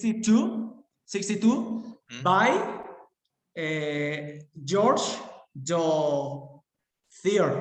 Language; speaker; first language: English; non-native, learner; Spanish